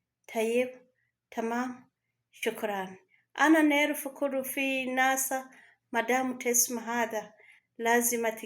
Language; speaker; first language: Arabic; non-native, learner; Kinyarwanda